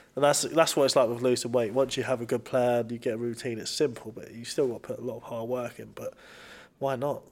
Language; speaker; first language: English; native; English